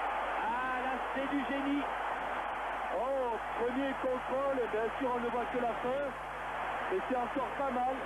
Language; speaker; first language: French; native; French